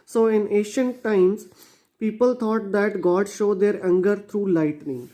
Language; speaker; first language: English; non-native, local second language; Punjabi